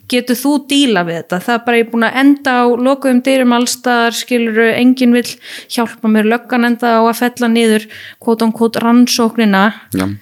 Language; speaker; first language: Icelandic; early bilingual, heritage; Icelandic